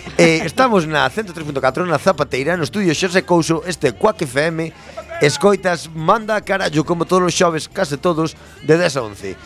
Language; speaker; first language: Galician; non-native, local second language; Spanish